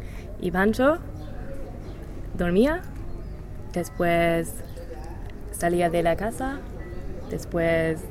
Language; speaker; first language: Spanish; non-native, learner; English